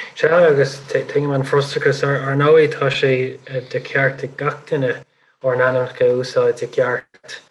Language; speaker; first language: Irish; non-native, local second language; English